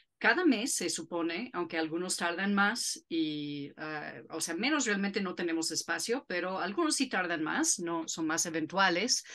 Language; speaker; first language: Spanish; non-native, fluent; English